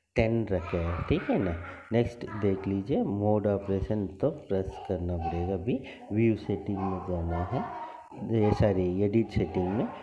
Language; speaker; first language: Hindi; non-native, local second language; Tamil